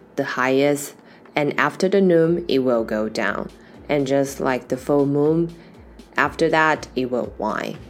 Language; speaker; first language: English; non-native, fluent; Chinese